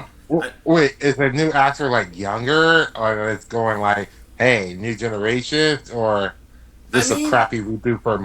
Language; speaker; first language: English; native; English